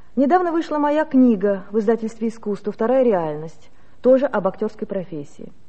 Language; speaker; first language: Russian; native; Russian